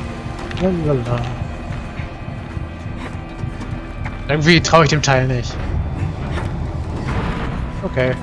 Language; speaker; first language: German; native; German